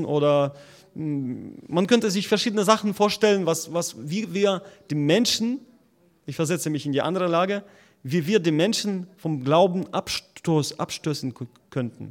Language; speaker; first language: German; non-native, fluent; Russian